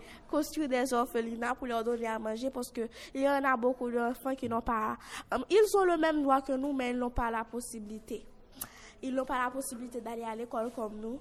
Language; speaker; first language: French; non-native, local second language; Haitian Creole